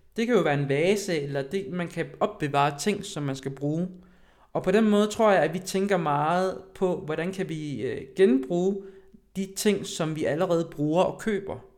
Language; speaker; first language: Danish; early bilingual, other home language; Haitian Creole